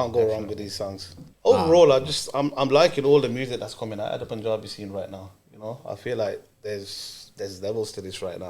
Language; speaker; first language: English; native; English